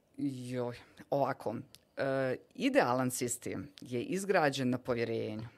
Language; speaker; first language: Bosnian; native; Bosnian